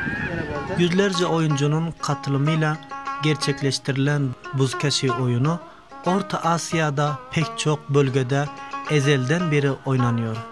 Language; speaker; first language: Turkish; native; Turkish